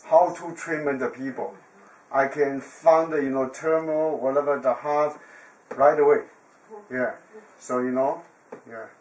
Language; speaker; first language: English; non-native, learner; Chinese